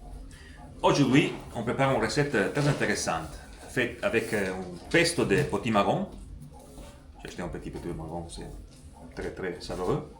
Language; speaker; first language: French; non-native, fluent; Italian